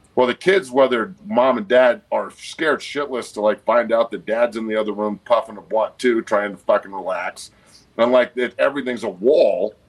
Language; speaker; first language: English; native; English